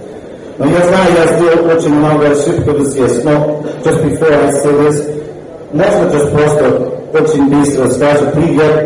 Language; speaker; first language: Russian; non-native, learner; English